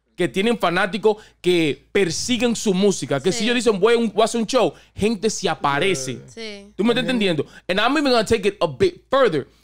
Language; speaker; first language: Spanish; native; Spanish